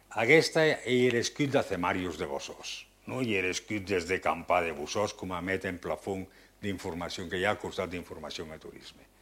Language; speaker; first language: Catalan; non-native, local second language; Occitan